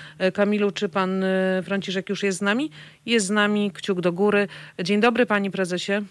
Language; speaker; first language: Polish; native; Polish